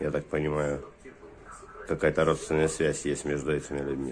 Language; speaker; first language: Russian; native; Russian